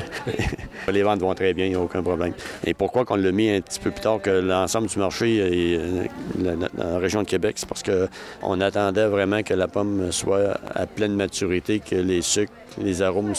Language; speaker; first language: French; native; French